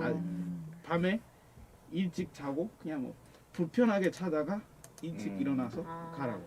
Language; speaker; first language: Korean; non-native, fluent; Kinyarwanda